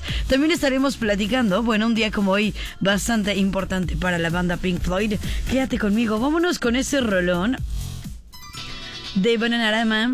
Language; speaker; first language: Spanish; native; Spanish